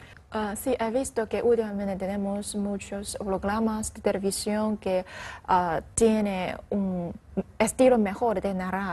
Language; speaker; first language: Spanish; non-native, learner; Chinese